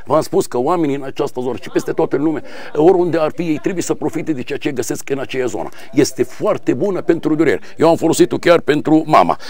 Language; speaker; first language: Romanian; non-native, fluent; Arabic